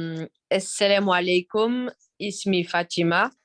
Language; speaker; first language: Arabic; non-native, learner; French